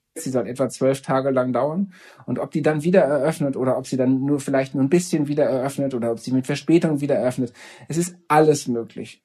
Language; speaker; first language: German; native; German